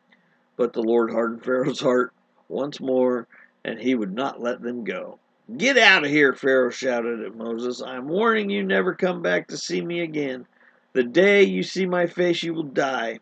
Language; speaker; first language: English; native; English